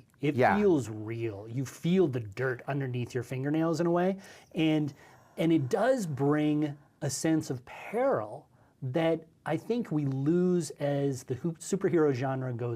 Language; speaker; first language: English; native; English